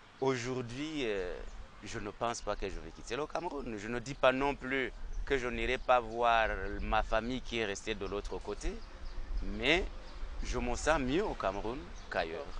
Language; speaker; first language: French; non-native, local second language; Rundi